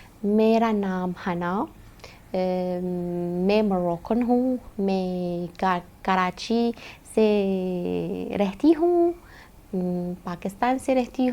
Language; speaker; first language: Hindi; non-native, learner; Arabic